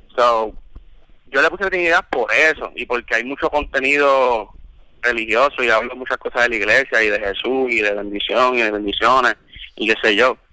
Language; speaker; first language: Spanish; early bilingual, heritage; Spanish